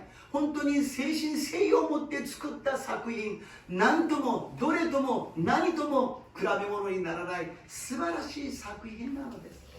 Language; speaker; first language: Japanese; non-native, fluent; Korean